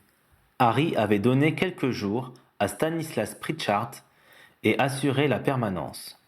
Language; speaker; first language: French; native; French